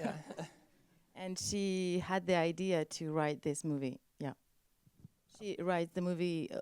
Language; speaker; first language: English; non-native, learner; French